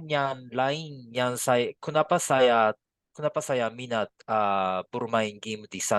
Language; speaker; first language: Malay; non-native, learner; Japanese